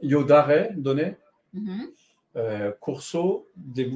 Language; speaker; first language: Spanish; non-native, learner; French